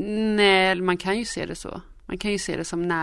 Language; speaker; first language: Swedish; native; Swedish